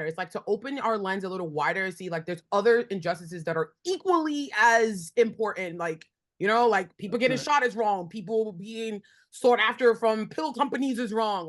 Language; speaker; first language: English; native; English